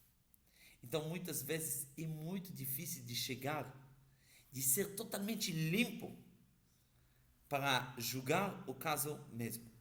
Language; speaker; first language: Portuguese; non-native, fluent; Hebrew